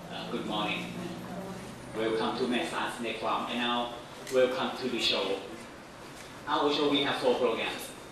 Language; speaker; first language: English; non-native, learner; Thai